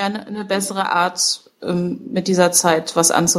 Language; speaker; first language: German; native; German